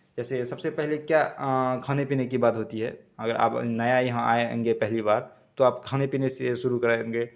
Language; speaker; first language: Hindi; native; Hindi